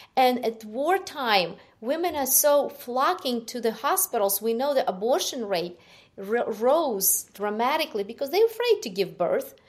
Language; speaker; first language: English; non-native, fluent; Ukrainian